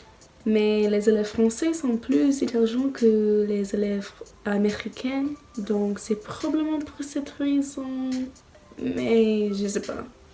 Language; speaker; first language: French; non-native, learner; English